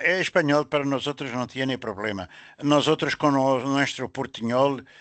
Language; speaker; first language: Spanish; non-native, learner; Portuguese